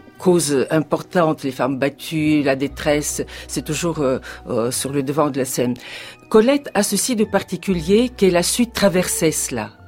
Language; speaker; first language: French; non-native, fluent; Bulgarian